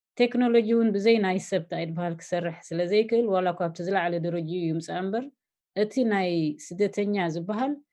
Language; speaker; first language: Tigrinya; native; Tigrinya